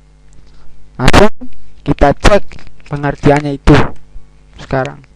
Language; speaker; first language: Indonesian; native; Indonesian